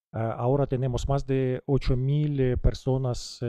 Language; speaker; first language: Spanish; non-native, fluent; Ukrainian